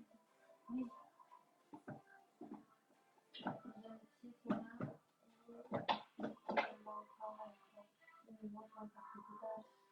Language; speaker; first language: French; non-native, learner; Chinese